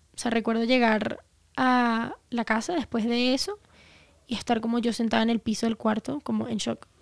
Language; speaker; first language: Spanish; native; Spanish